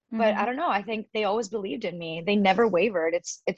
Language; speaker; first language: English; early bilingual, other home language; Spanish